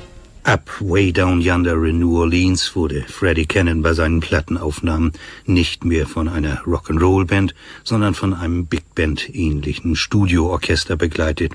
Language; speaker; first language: German; native; German